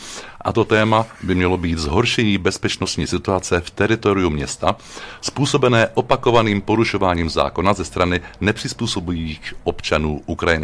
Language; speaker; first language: Czech; native; Czech